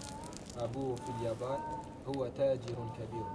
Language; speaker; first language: Arabic; non-native, learner; French